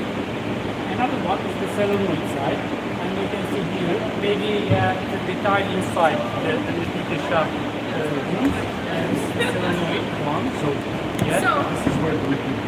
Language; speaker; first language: English; non-native, fluent; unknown